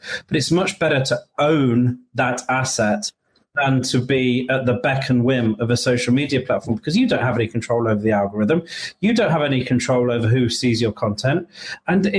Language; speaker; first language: English; native; English